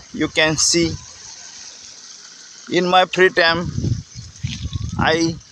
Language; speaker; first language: English; non-native, learner; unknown